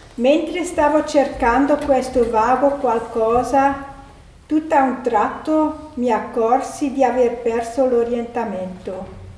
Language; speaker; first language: Italian; non-native, fluent; German